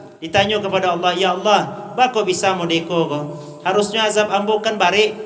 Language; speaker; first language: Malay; non-native, local second language; Minangkabau